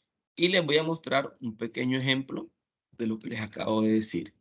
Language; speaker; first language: Spanish; native; Spanish